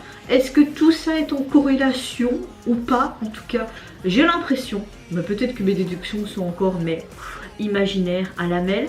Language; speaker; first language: French; native; French